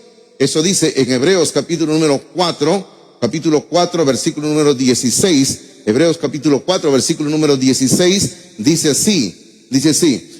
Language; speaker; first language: Spanish; native; Spanish